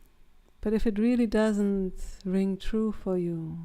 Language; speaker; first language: English; non-native, fluent; German